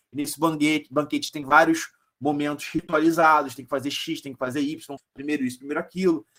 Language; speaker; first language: Portuguese; native; Portuguese